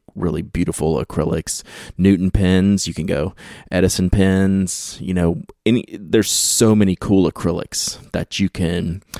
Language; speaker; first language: English; native; English